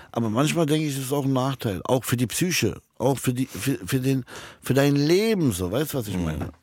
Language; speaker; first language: German; early bilingual, other home language; Arabic